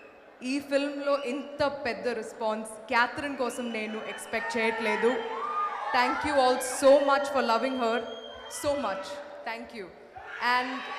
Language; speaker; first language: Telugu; non-native, learner; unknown